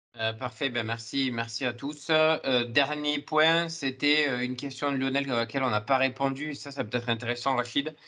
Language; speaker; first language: French; native; French